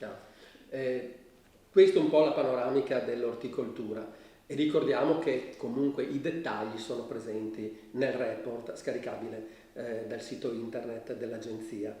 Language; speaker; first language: Italian; native; Italian